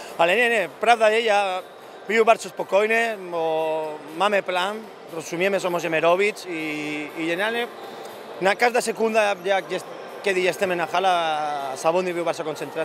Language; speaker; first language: Polish; non-native, learner; Spanish